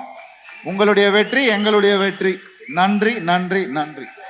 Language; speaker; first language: Tamil; native; Tamil